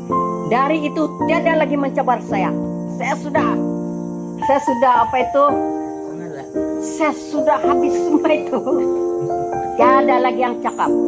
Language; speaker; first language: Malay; non-native, local second language; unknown